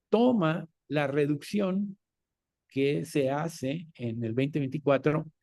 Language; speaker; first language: Spanish; native; Spanish